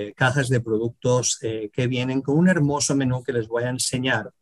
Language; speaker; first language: Spanish; native; Spanish